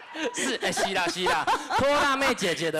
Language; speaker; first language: Chinese; native; Chinese